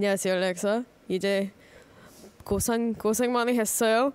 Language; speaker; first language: Korean; early bilingual, heritage; English